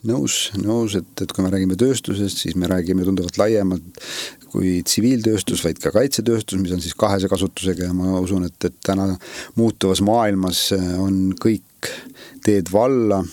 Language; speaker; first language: Estonian; native; Estonian